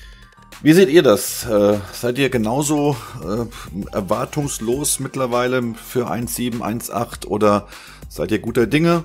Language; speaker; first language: German; native; German